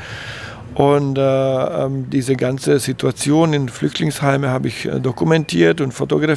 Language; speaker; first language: German; non-native, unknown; Croatian